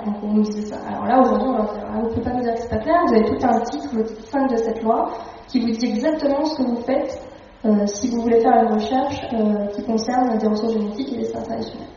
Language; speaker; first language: French; native; French